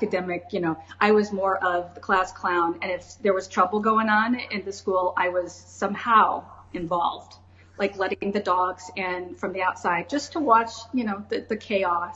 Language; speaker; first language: English; native; English